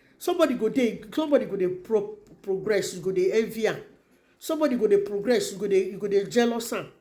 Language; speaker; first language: Nigerian Pidgin; native; Nigerian Pidgin